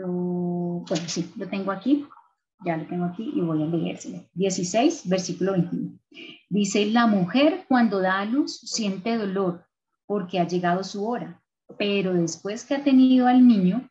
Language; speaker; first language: Spanish; native; Spanish